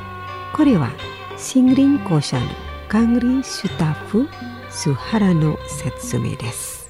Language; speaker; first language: Japanese; non-native, fluent; Indonesian